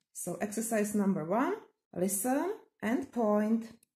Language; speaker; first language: English; non-native, fluent; Czech